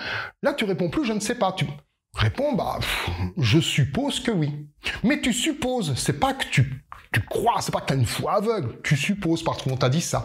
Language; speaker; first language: French; native; French